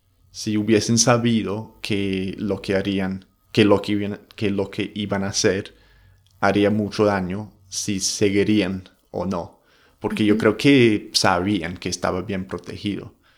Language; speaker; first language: Spanish; non-native, fluent; English